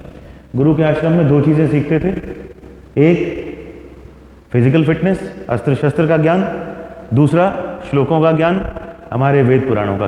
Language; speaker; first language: Hindi; native; Hindi